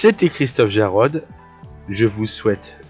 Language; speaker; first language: French; native; French